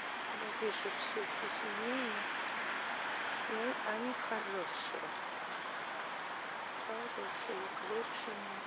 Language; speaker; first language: Russian; native; Russian